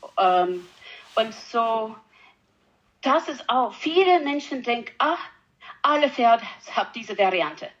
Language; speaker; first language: German; non-native, learner; English